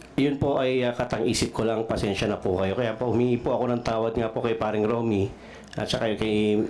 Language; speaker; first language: Filipino; non-native, local second language; Cebuano